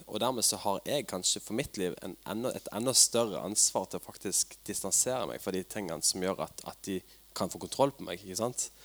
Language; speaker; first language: Norwegian; native; Norwegian